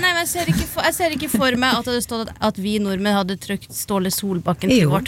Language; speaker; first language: Norwegian; native; Norwegian